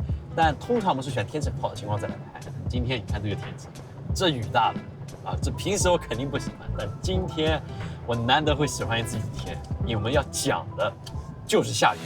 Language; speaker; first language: Chinese; native; Chinese